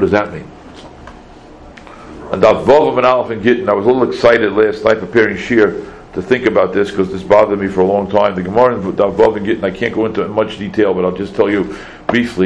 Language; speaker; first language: English; native; English